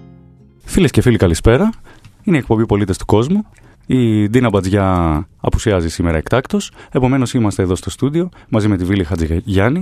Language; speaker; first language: Greek; native; Greek